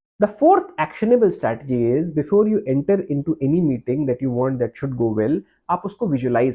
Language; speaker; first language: English; non-native, local second language; Hindi